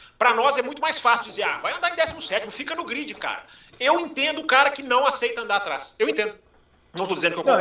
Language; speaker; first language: Portuguese; native; Portuguese